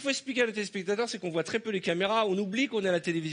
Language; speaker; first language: French; native; French